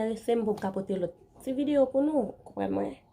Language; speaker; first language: French; non-native, learner; Haitian Creole